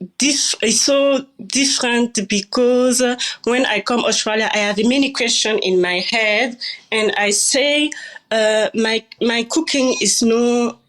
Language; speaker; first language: English; non-native, learner; French